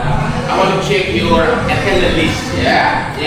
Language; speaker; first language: English; non-native, fluent; Indonesian